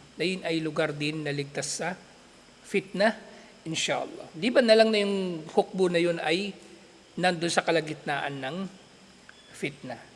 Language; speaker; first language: Filipino; native; Filipino